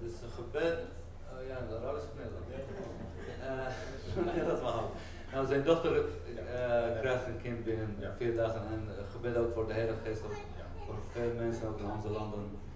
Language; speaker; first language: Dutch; non-native, fluent; Arabic